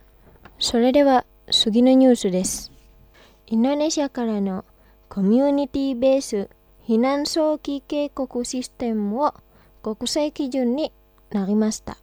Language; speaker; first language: Japanese; non-native, fluent; Indonesian